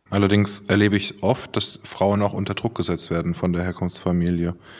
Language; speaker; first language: German; native; German